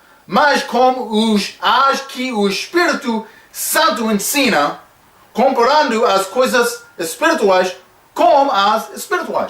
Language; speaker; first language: Portuguese; non-native, fluent; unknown